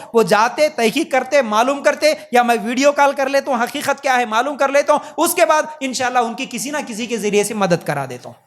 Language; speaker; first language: Urdu; native; Urdu